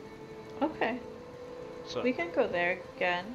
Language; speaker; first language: English; native; English